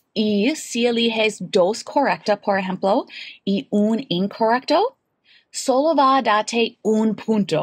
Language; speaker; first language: Spanish; non-native, fluent; English